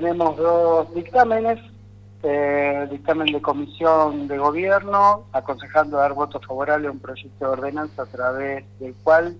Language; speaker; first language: Spanish; native; Spanish